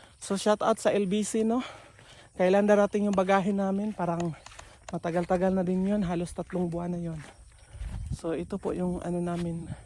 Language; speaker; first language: Filipino; non-native, local second language; Cebuano